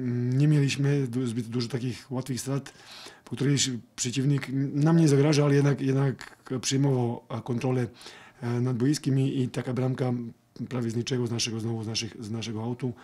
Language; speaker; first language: Polish; non-native, fluent; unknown